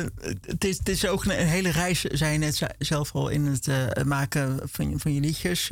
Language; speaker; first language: Dutch; native; Dutch